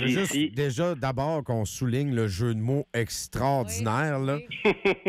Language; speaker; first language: French; native; French